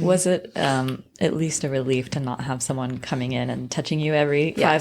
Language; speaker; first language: English; native; English